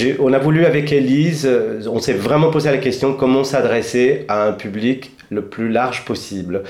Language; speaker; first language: French; non-native, fluent; Spanish